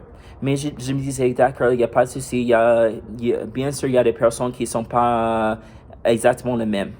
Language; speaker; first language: French; non-native, fluent; English